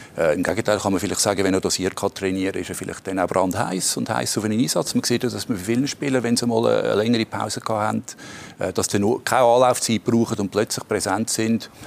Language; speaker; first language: German; native; German